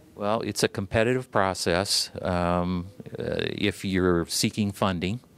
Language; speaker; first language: English; native; English